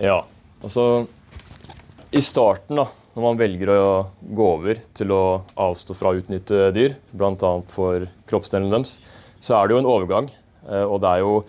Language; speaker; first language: Norwegian; native; Norwegian